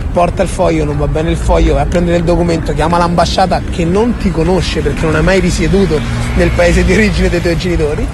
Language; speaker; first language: Italian; early bilingual, other home language; English